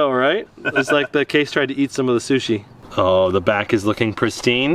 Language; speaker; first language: English; native; English